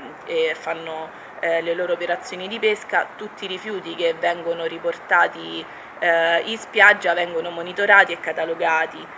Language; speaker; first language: Italian; native; Italian